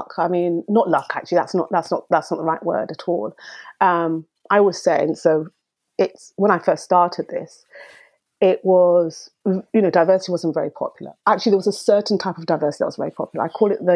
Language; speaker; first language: English; early bilingual, other home language; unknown